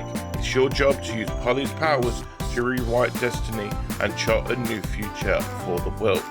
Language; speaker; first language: English; native; English